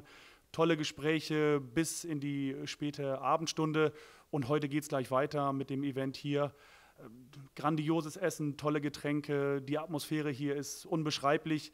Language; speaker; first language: German; native; German